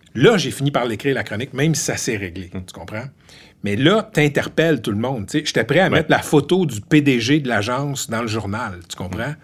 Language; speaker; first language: French; native; French